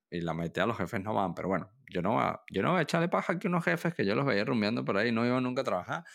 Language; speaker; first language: Spanish; native; Spanish